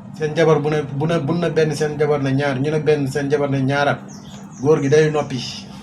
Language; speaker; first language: Wolof; native; Wolof